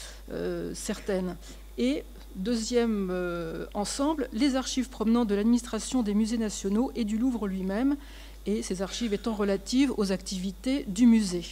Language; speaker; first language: French; native; French